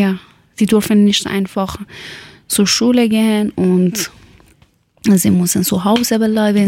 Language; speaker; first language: German; non-native, learner; Persian